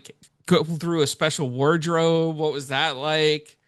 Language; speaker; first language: English; native; English